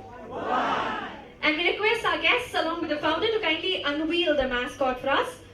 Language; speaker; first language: English; non-native, local second language; Tamil